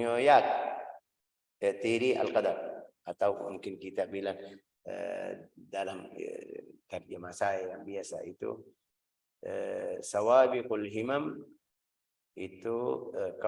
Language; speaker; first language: Indonesian; non-native, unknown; Arabic